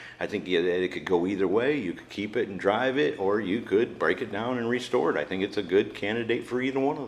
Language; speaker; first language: English; native; English